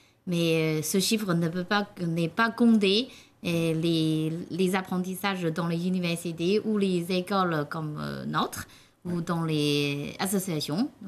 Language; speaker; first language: French; non-native, learner; Chinese